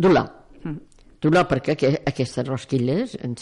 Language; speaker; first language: Catalan; native; Catalan